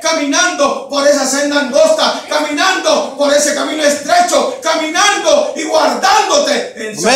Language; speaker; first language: Spanish; native; Spanish